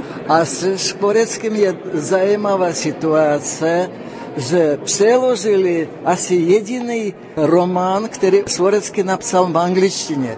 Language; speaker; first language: Czech; non-native, fluent; Russian